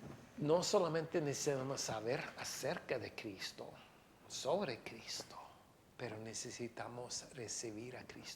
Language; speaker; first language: Spanish; non-native, fluent; English